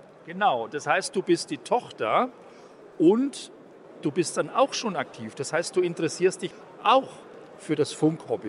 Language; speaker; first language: German; native; German